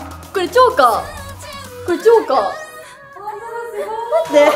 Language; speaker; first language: Japanese; native; Japanese